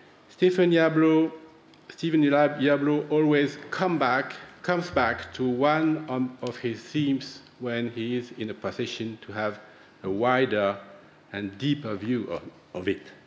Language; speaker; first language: English; non-native, fluent; French